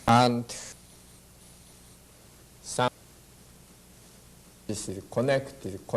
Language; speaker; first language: English; non-native, learner; Japanese